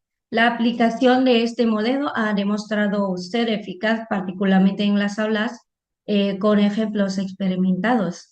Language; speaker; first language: Spanish; non-native, fluent; Vietnamese